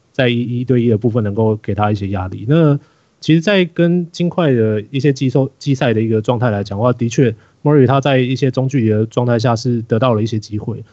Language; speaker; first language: Chinese; native; Chinese